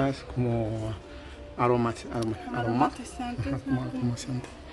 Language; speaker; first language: Spanish; non-native, learner; Arabic